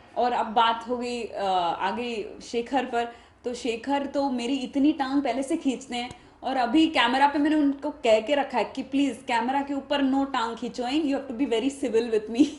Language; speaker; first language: Hindi; non-native, local second language; Marathi